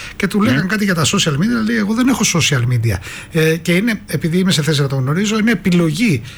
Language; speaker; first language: Greek; native; Greek